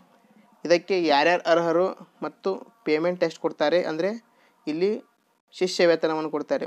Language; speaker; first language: Kannada; native; Kannada